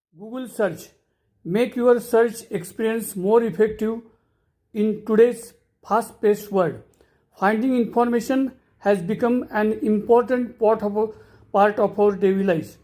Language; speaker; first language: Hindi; non-native, local second language; Marathi